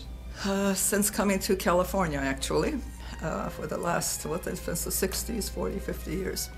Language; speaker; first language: English; native; English